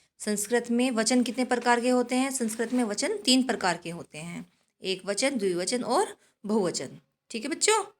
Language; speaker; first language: Hindi; native; Hindi